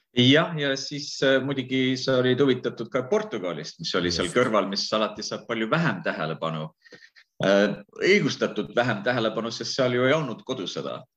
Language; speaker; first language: Estonian; early bilingual, heritage; Estonian